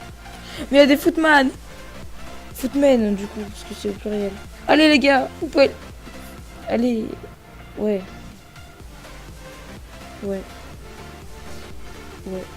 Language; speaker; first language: French; native; French